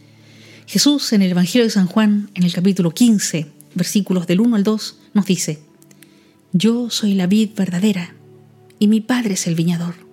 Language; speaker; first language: Spanish; native; Spanish